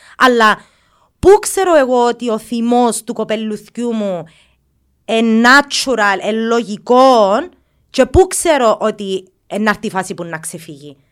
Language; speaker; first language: Greek; native; Greek